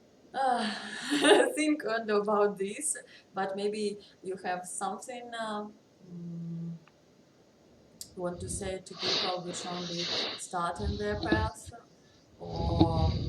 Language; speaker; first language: English; non-native, learner; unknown